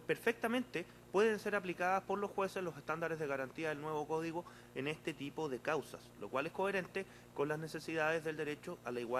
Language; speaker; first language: Spanish; native; Spanish